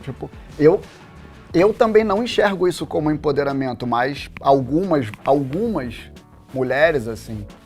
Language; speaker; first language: Portuguese; native; Portuguese